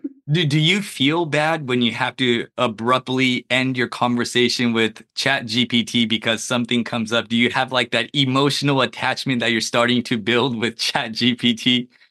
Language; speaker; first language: English; early bilingual, other home language; Japanese